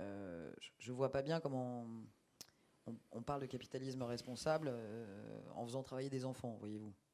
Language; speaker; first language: French; native; French